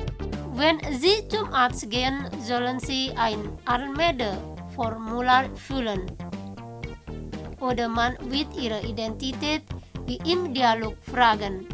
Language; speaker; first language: German; non-native, fluent; Indonesian